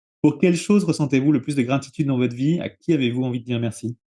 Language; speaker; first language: French; native; French